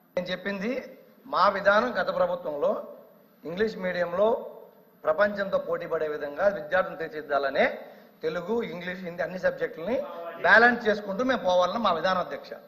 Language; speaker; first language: Telugu; native; Telugu